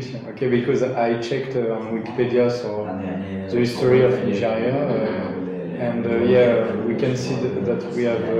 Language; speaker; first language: English; non-native, learner; French